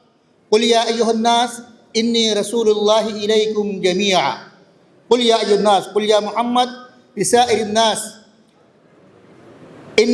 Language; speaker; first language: Arabic; non-native, learner; Urdu